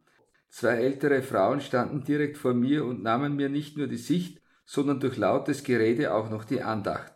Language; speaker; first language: German; native; German